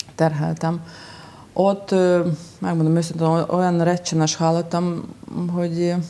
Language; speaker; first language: Hungarian; non-native, fluent; Russian